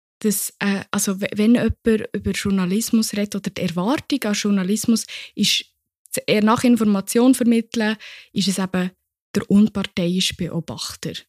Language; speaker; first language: German; native; German